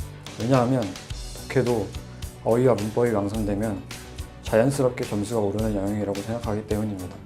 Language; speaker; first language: Korean; native; Korean